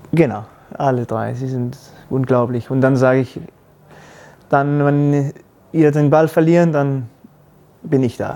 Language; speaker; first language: German; non-native, learner; Danish